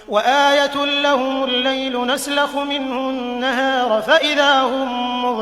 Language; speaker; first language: Arabic; native; Arabic